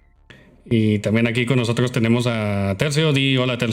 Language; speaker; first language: Spanish; native; Spanish